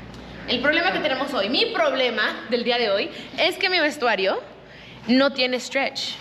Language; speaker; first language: Spanish; early bilingual, heritage; Spanish